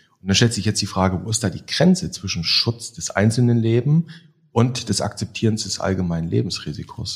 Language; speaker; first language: German; native; German